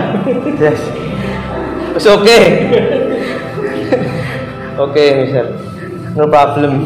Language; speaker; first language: English; non-native, learner; Javanese